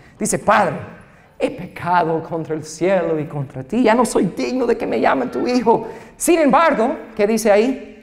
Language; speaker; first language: Spanish; non-native, fluent; English